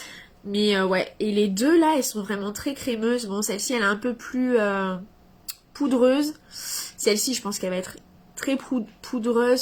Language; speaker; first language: French; native; French